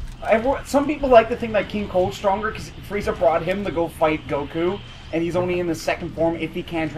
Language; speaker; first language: English; native; English